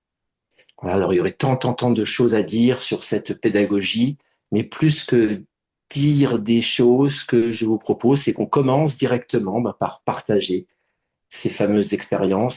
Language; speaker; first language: French; native; French